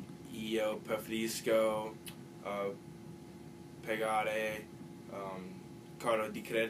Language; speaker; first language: Italian; non-native, learner; English